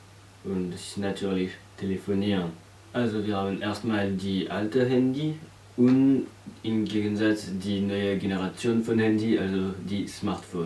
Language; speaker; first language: German; non-native, learner; French